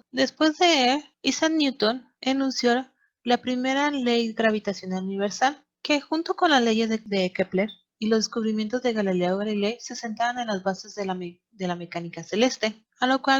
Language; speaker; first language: Spanish; native; Spanish